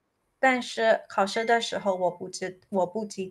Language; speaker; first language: Chinese; non-native, learner; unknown